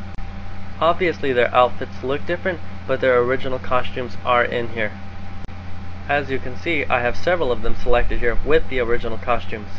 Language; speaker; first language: English; native; English